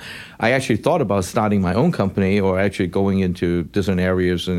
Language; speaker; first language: English; non-native, local second language; Cantonese